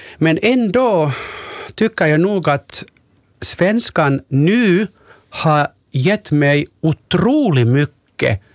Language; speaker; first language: Swedish; non-native, local second language; Finnish